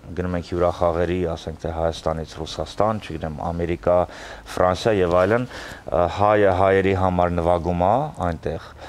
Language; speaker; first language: Armenian; early bilingual, heritage; Armenian